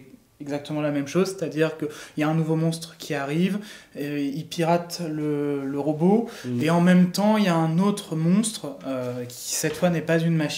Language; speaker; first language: French; native; French